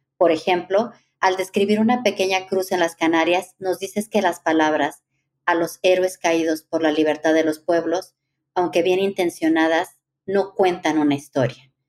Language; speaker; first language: Spanish; native; Spanish